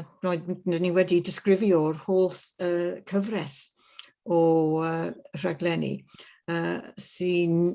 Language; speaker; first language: Welsh; non-native, learner; English